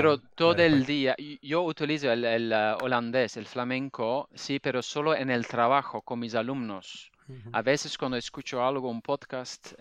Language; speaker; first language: Spanish; non-native, fluent; Dutch